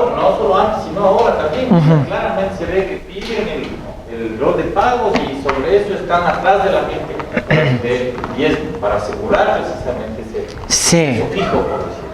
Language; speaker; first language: Spanish; native; Spanish